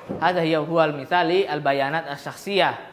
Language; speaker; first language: Arabic; non-native, fluent; Indonesian